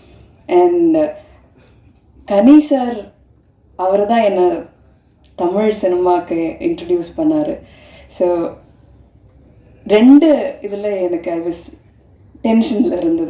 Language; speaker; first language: Tamil; non-native, fluent; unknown